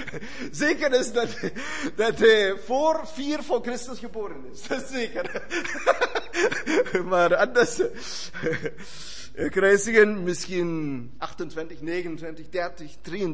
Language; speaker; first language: Dutch; non-native, fluent; German